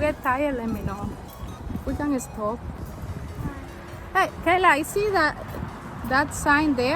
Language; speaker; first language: English; non-native, fluent; Spanish